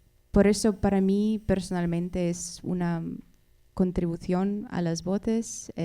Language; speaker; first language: Spanish; non-native, fluent; Russian